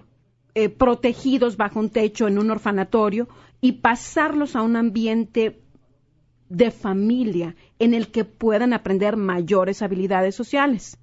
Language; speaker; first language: Spanish; native; Spanish